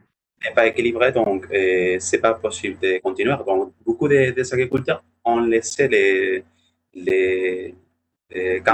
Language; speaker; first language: French; non-native, learner; Spanish